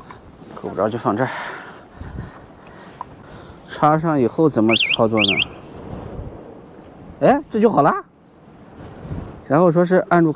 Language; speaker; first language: Chinese; native; Chinese